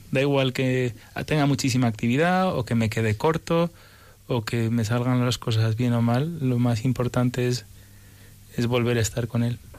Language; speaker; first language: Spanish; early bilingual, other home language; English